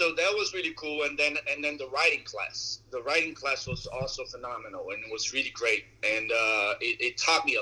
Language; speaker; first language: English; non-native, fluent; Portuguese